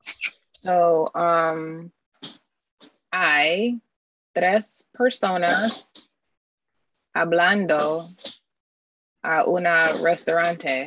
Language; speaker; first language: Spanish; non-native, learner; English